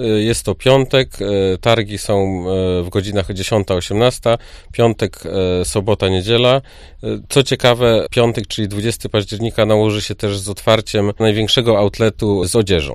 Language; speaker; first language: Polish; native; Polish